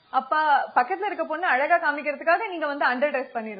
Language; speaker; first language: Tamil; native; Tamil